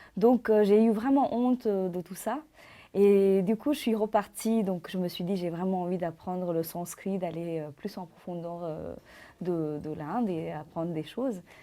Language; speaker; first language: French; non-native, fluent; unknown